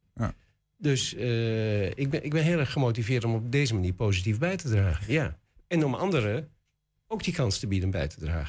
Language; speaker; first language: Dutch; native; Dutch